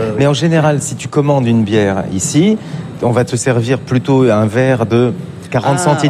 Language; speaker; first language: French; native; French